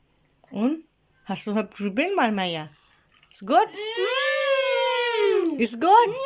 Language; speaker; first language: German; non-native, learner; Cebuano